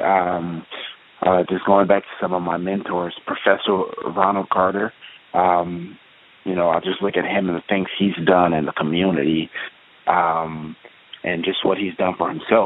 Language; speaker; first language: English; native; English